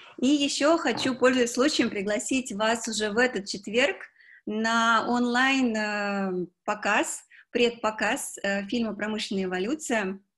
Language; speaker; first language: Russian; native; Russian